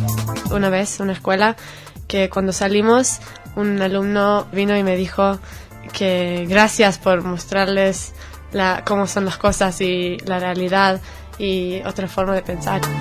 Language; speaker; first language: Spanish; non-native, fluent; Hebrew